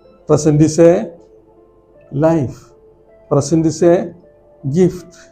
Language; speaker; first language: English; non-native, local second language; Malayalam